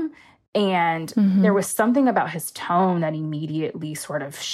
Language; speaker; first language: English; native; English